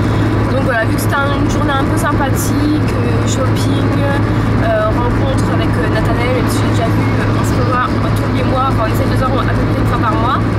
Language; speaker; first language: French; native; French